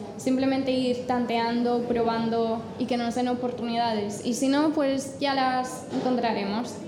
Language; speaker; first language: Spanish; non-native, fluent; English